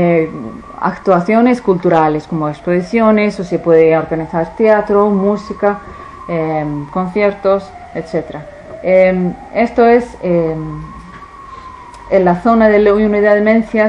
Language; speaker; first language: Spanish; non-native, fluent; Icelandic